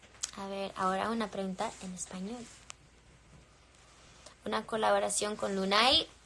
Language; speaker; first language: Spanish; early bilingual, heritage; English